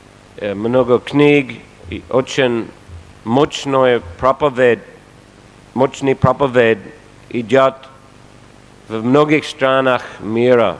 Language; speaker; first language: Russian; non-native, fluent; English